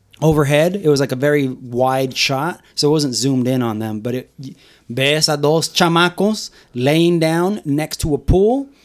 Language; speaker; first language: English; early bilingual, other home language; Spanish